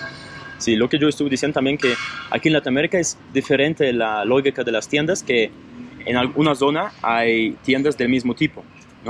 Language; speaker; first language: Spanish; non-native, learner; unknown